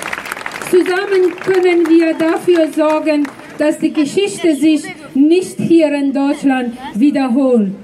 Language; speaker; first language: German; non-native, fluent; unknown